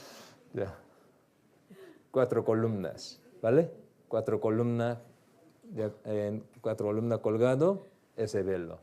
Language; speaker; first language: Spanish; non-native, learner; Korean